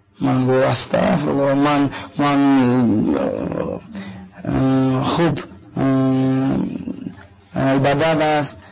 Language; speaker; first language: Persian; non-native, learner; Russian